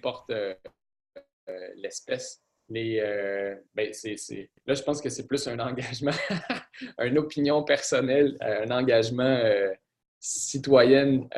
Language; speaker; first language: French; native; French